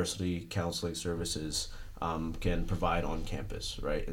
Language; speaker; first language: English; native; English